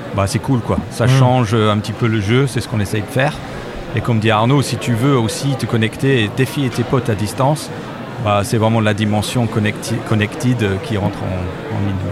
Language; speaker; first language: French; non-native, fluent; English